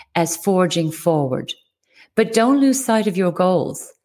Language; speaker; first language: English; native; English